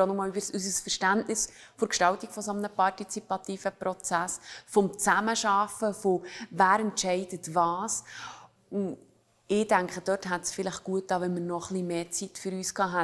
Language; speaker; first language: German; native; German